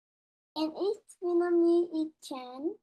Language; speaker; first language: English; non-native, learner; Vietnamese